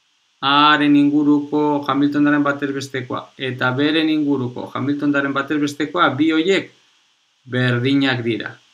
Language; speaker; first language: Basque; non-native, local second language; Spanish